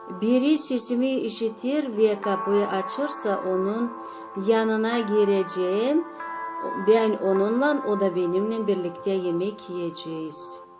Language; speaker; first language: Turkish; non-native, fluent; Azerbaijani